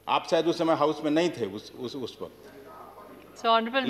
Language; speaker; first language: Hindi; native; Hindi